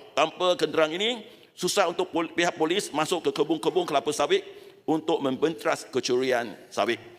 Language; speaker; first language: Malay; non-native, local second language; Chinese